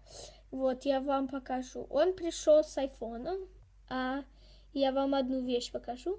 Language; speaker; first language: Russian; early bilingual, heritage; Russian